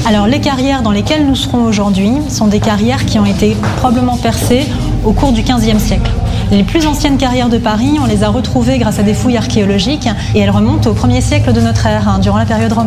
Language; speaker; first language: French; native; French